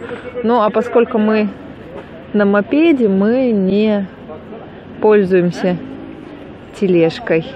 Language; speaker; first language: Russian; native; Russian